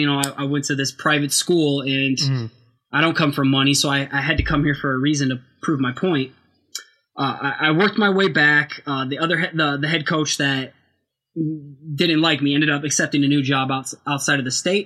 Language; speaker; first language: English; native; English